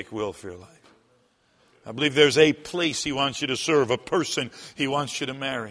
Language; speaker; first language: English; native; English